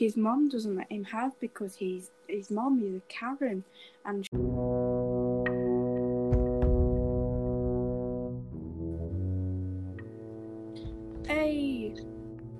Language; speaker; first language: English; native; English